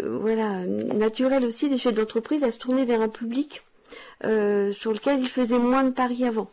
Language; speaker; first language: French; native; French